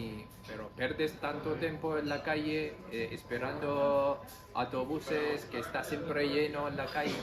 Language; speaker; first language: Spanish; non-native, fluent; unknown